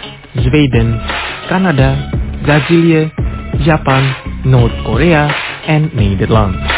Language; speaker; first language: Dutch; non-native, fluent; Indonesian